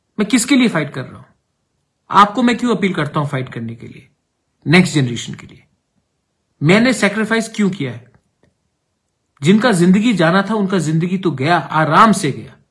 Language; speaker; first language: Hindi; non-native, local second language; Kok Borok